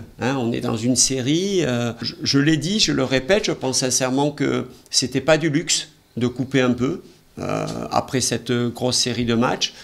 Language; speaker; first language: French; native; French